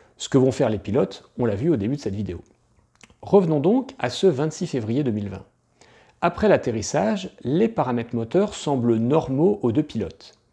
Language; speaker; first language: French; native; French